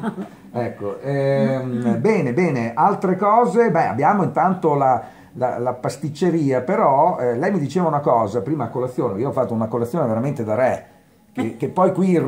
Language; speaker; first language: Italian; native; Italian